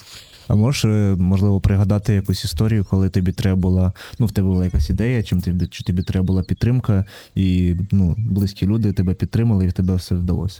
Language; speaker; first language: Ukrainian; native; Ukrainian